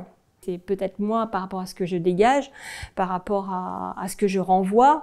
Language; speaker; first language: French; native; French